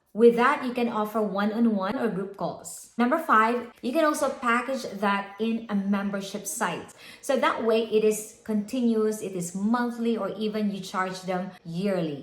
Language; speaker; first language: English; non-native, local second language; Filipino